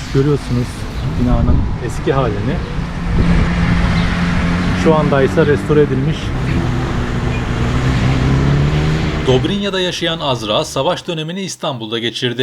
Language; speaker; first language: Turkish; native; Turkish